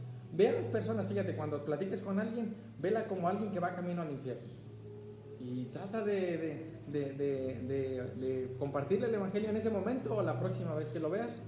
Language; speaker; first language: Spanish; native; Spanish